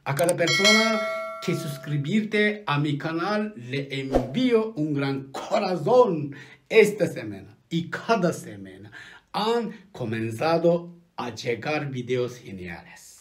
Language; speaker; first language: Spanish; non-native, learner; Turkish